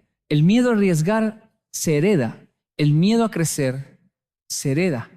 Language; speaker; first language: Spanish; native; Spanish